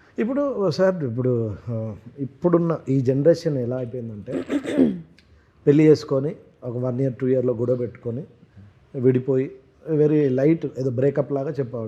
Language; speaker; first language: Telugu; native; Telugu